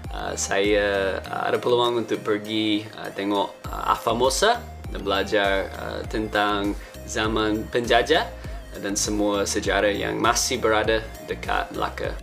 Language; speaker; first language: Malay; non-native, fluent; English